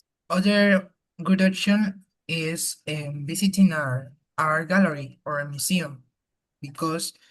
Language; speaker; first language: English; non-native, learner; Spanish